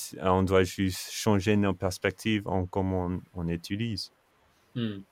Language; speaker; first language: French; non-native, fluent; English